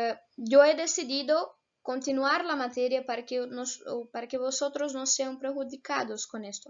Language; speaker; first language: Spanish; non-native, fluent; Portuguese